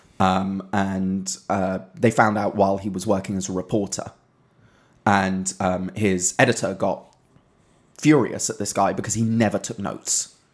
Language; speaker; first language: English; native; English